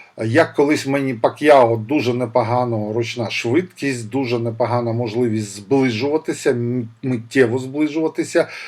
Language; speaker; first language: Ukrainian; non-native, local second language; Russian